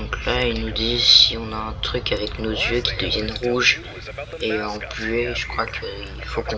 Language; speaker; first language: French; native; French